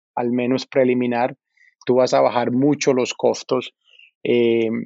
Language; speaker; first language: Spanish; native; Spanish